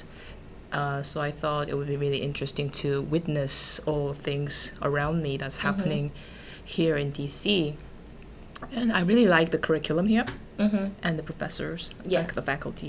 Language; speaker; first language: English; non-native, fluent; Korean